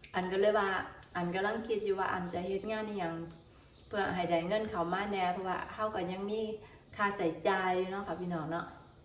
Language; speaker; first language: Thai; native; Thai